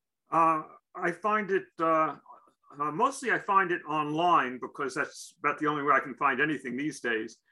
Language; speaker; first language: English; native; English